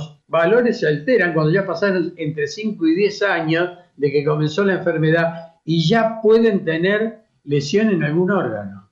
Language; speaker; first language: Spanish; native; Spanish